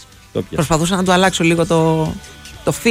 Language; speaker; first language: Greek; native; Greek